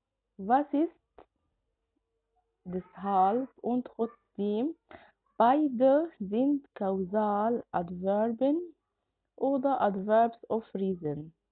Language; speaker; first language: German; non-native, fluent; Arabic